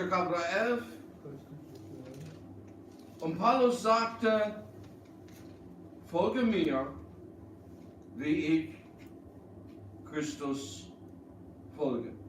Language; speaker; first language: German; early bilingual, heritage; English